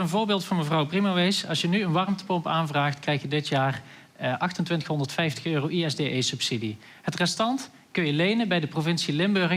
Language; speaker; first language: Dutch; native; Dutch